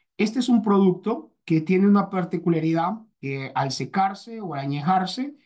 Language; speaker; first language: Spanish; native; Spanish